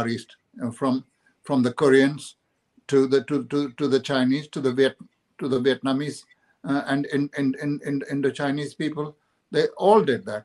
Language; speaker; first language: English; non-native, local second language; Punjabi